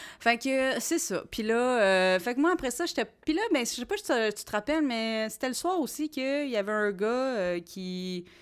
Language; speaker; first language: French; native; French